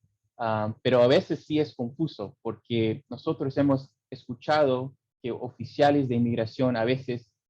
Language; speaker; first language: Spanish; early bilingual, heritage; English